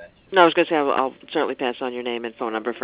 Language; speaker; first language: English; native; English